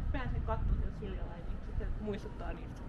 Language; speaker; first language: Finnish; non-native, learner; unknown